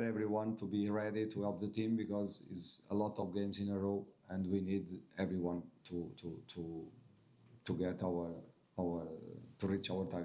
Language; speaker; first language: English; non-native, fluent; Portuguese